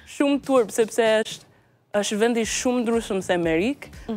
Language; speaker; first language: Albanian; non-native, learner; English